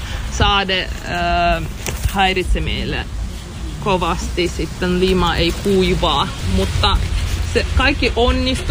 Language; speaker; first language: Finnish; non-native, learner; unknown